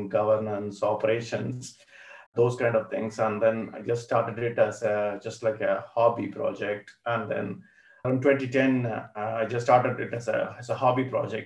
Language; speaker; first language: English; non-native, local second language; Tamil